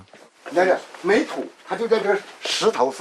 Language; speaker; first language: Chinese; native; Chinese